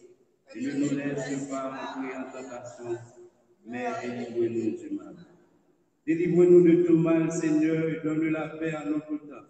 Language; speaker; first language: French; non-native, local second language; Haitian Creole